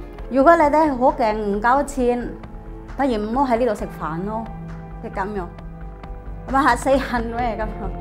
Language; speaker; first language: Chinese; non-native, fluent; Indonesian